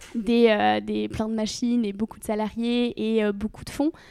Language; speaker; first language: French; native; French